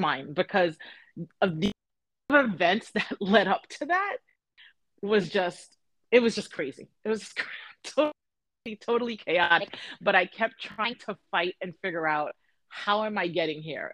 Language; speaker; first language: English; native; English